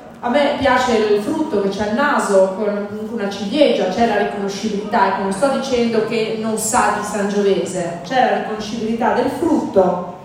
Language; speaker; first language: Italian; native; Italian